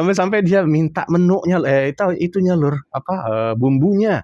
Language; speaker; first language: Indonesian; native; Indonesian